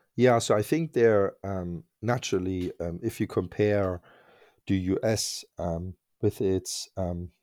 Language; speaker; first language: English; non-native, fluent; German